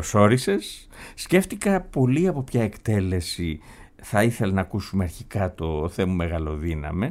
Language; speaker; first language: Greek; native; Greek